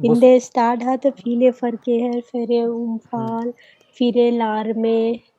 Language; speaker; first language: German; non-native, learner; Hindi